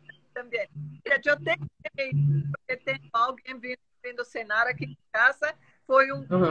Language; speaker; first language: Spanish; non-native, fluent; Portuguese